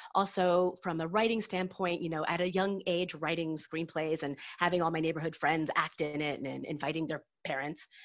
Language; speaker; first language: English; native; English